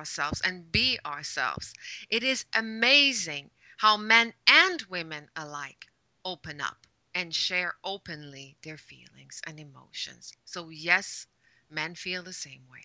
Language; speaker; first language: English; non-native, fluent; French